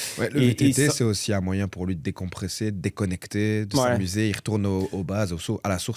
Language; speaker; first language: French; native; French